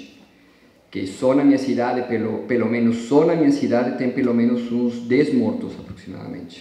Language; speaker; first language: Portuguese; non-native, fluent; Spanish